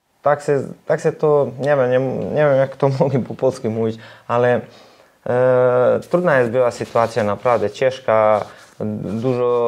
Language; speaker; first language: Polish; non-native, learner; Serbian